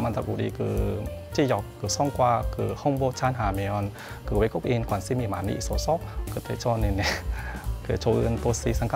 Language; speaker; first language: Korean; non-native, learner; Vietnamese